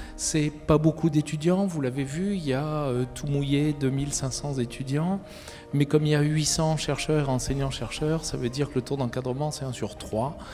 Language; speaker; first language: French; native; French